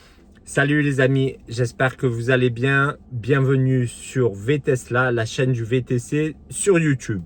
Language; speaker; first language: French; native; French